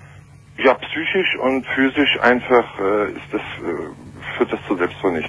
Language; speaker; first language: German; native; German